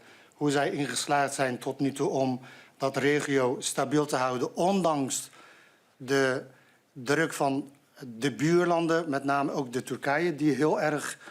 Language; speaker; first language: Dutch; non-native, fluent; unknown